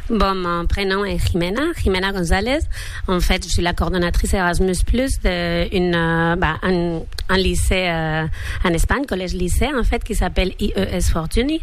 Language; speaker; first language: French; non-native, fluent; Spanish